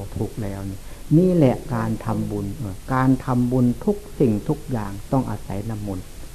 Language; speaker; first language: Thai; non-native, local second language; Lao